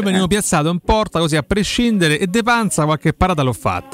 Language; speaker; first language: Italian; native; Italian